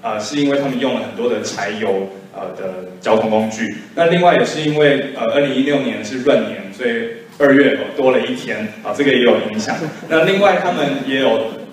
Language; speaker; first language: Chinese; native; Chinese